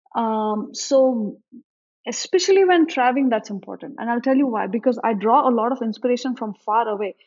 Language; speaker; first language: English; non-native, local second language; Marathi